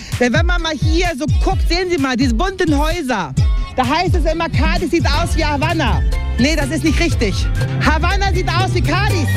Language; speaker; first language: German; native; German